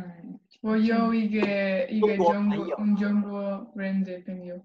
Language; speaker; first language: Chinese; non-native, learner; Spanish